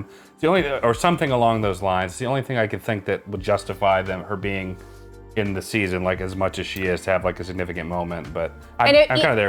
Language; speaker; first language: English; native; English